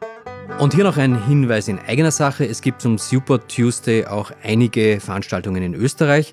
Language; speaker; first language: German; native; German